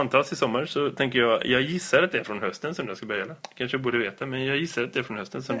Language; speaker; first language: Swedish; native; Swedish